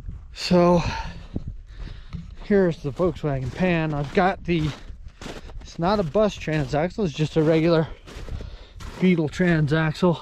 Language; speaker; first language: English; native; English